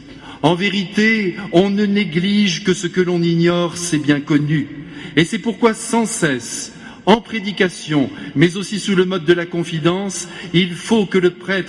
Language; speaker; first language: French; native; French